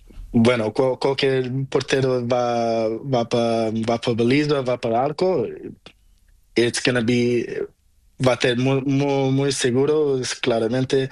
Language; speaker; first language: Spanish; non-native, learner; Portuguese